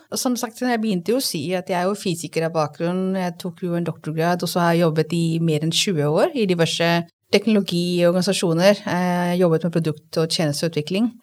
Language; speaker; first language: Norwegian; non-native, fluent; Hindi